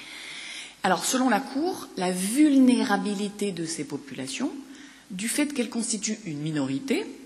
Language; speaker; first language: French; native; French